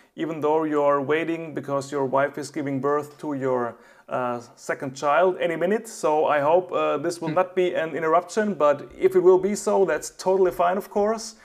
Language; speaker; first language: English; non-native, fluent; German